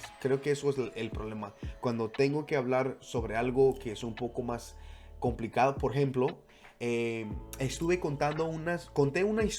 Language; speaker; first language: Spanish; non-native, fluent; English